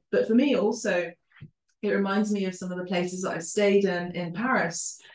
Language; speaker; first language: English; early bilingual, other home language; Spanish